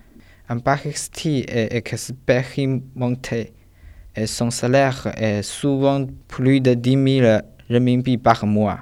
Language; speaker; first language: French; non-native, learner; Chinese